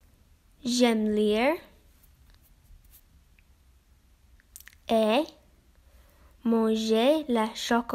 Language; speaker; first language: French; non-native, learner; English